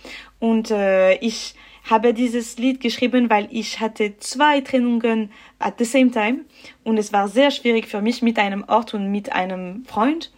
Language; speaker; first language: German; non-native, learner; French